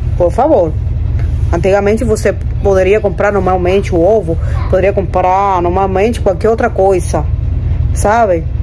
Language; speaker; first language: Portuguese; non-native, fluent; Spanish